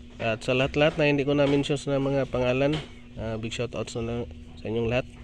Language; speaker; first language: Filipino; non-native, local second language; Cebuano